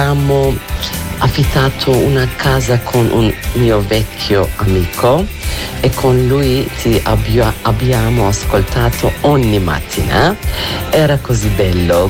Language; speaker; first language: Italian; non-native, learner; Turkish